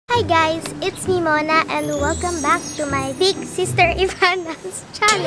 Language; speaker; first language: English; non-native, local second language; Filipino